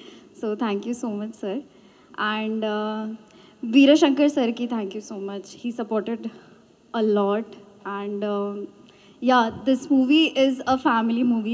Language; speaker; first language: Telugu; non-native, local second language; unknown